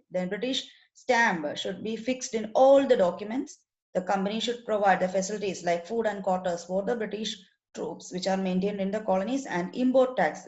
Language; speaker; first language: English; non-native, local second language; Malayalam